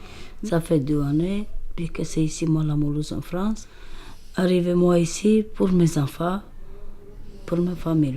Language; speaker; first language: French; non-native, learner; Romanian